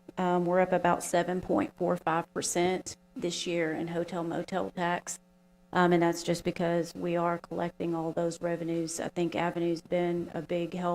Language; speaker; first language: English; native; English